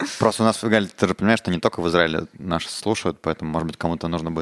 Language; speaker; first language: Russian; native; Russian